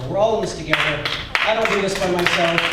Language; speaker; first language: English; native; English